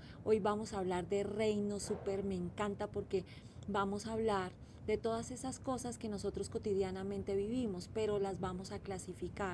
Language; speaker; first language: Spanish; native; Spanish